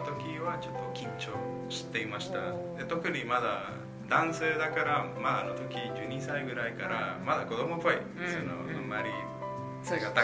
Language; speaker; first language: Japanese; non-native, learner; Spanish